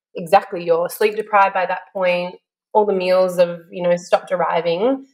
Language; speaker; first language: English; native; English